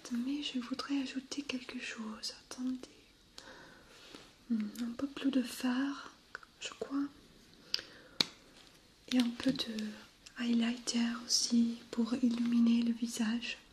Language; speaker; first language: French; non-native, fluent; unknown